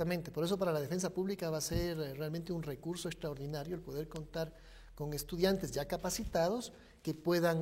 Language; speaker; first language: Spanish; native; Spanish